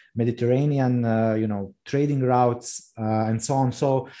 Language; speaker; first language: English; non-native, fluent; Croatian